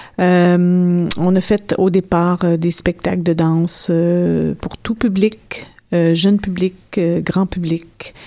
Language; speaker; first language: French; native; French